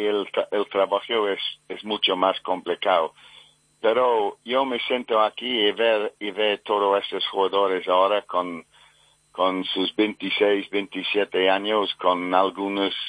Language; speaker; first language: Spanish; non-native, fluent; English